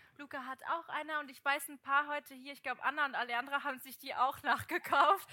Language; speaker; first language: German; early bilingual, other home language; Portuguese